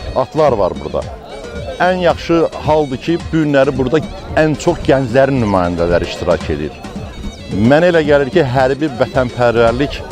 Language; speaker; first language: Azerbaijani; native; Azerbaijani